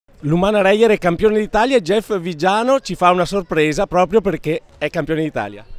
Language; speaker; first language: Italian; native; Italian